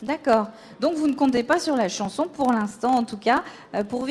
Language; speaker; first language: French; native; French